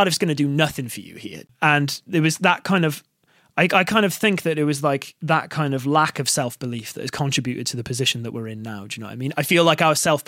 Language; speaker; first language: English; native; English